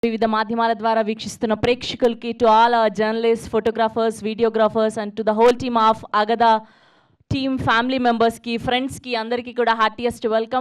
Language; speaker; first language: Telugu; native; Telugu